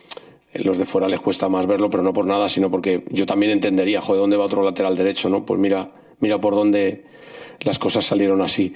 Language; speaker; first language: Spanish; native; Spanish